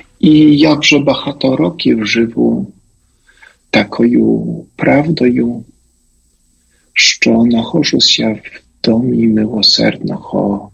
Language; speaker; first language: Ukrainian; non-native, fluent; Polish